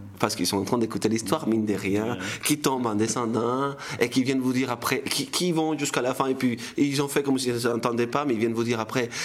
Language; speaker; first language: French; non-native, fluent; Spanish